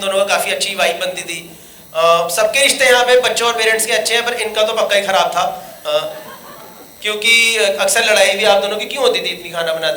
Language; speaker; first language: Hindi; native; Hindi